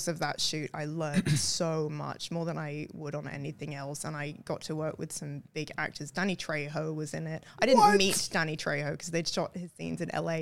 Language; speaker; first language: English; native; English